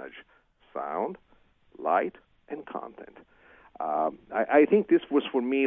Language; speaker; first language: English; non-native, fluent; Italian